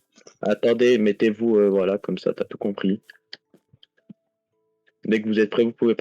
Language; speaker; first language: French; native; French